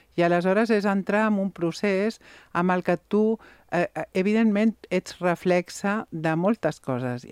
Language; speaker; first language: Catalan; non-native, local second language; Spanish